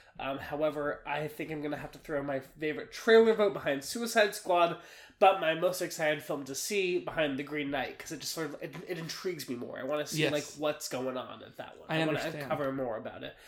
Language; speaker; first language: English; native; English